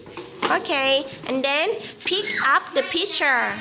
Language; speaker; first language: English; non-native, fluent; Thai